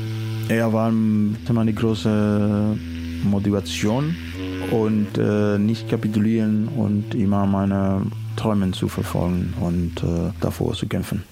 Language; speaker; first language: German; non-native, fluent; Spanish